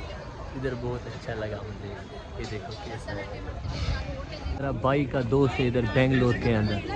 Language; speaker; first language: Hindi; non-native, local second language; Kashmiri